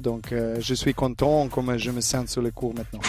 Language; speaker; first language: French; non-native, fluent; Serbian